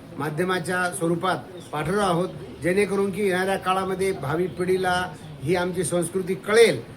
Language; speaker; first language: Marathi; non-native, local second language; Lambadi